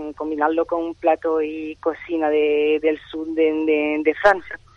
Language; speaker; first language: Spanish; non-native, fluent; French